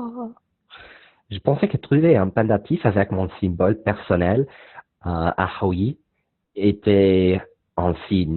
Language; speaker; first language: French; non-native, learner; English